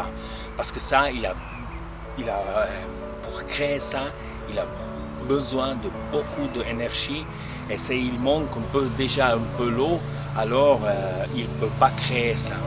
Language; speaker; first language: French; non-native, local second language; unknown